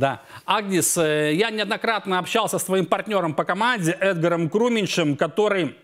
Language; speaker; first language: Russian; native; Russian